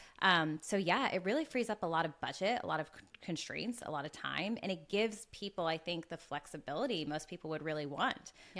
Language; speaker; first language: English; native; English